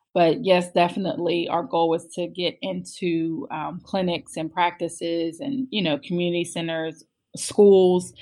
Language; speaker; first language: English; native; English